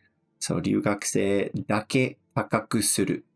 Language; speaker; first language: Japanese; non-native, fluent; English